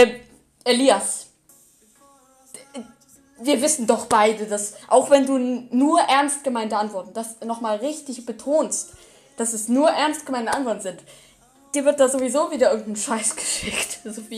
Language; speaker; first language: German; native; German